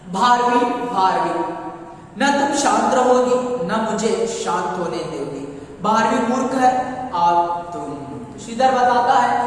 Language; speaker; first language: Hindi; non-native, local second language; Kannada